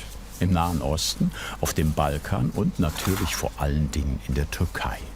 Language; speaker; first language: German; native; German